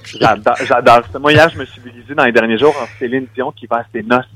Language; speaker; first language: French; native; French